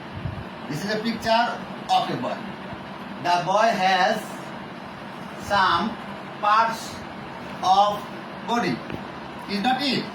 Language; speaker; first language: English; non-native, fluent; Bangla